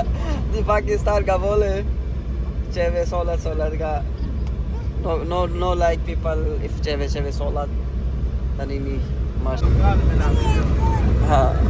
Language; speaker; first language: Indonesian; non-native, learner; Urdu